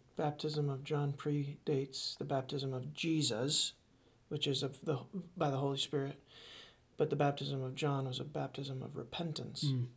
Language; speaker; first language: English; native; English